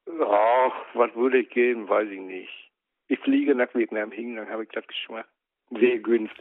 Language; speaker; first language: German; non-native, fluent; Vietnamese